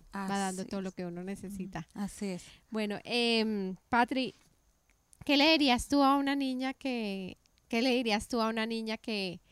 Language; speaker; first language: Spanish; native; Spanish